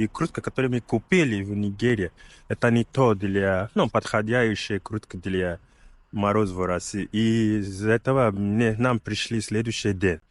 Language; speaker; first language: Russian; non-native, learner; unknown